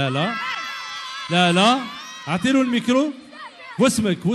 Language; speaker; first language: Arabic; native; Arabic